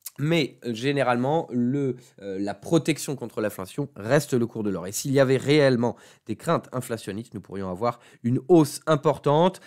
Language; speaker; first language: French; native; French